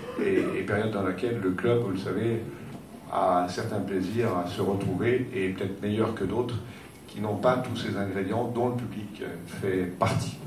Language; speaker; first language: French; native; French